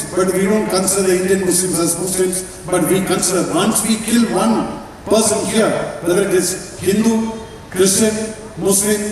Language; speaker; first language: English; non-native, local second language; Malayalam